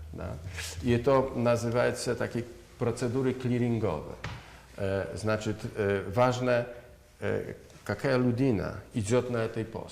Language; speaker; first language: Russian; non-native, learner; Polish